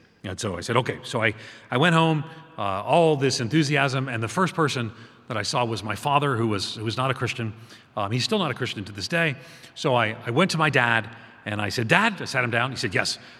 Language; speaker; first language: English; native; English